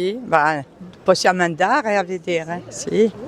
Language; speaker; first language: Italian; early bilingual, heritage; Italian